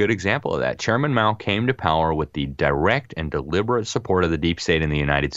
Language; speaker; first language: English; native; English